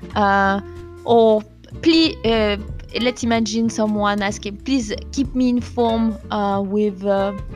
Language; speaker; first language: English; non-native, fluent; French